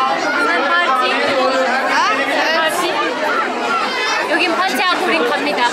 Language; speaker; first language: Korean; non-native, fluent; Turkish